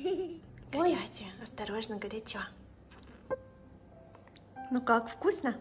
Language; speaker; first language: Russian; native; Russian